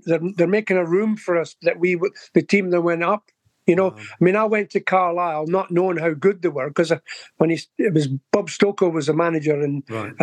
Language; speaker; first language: English; native; English